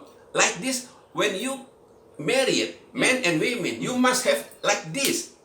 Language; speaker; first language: English; non-native, learner; Indonesian